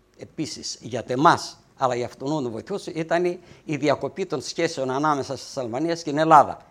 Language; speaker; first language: Greek; native; Greek